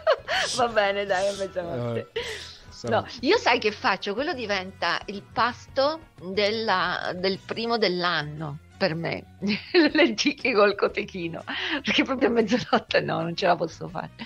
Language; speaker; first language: Italian; native; Italian